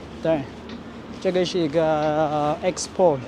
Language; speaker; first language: Chinese; non-native, fluent; Amharic